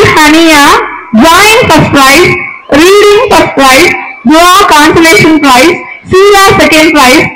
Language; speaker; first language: English; non-native, local second language; Tamil